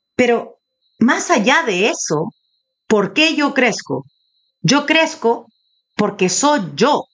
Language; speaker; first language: Spanish; native; Spanish